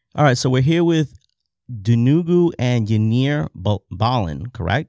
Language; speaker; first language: English; native; English